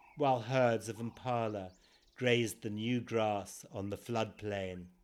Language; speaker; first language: English; native; English